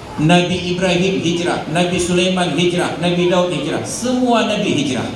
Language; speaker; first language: Malay; non-native, local second language; Achinese